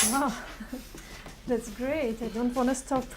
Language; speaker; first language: English; non-native, learner; Russian